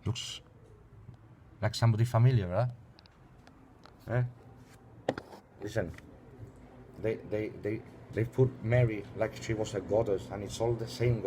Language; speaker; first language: English; non-native, fluent; Spanish